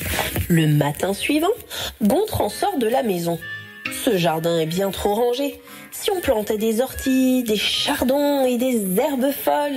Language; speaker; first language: French; native; French